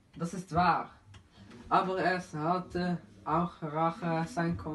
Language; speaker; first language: German; non-native, learner; Dutch